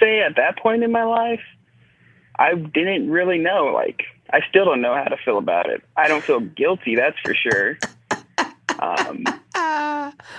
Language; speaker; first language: English; native; English